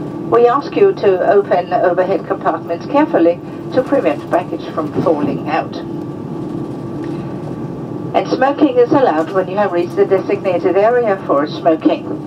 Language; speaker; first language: English; non-native, fluent; Danish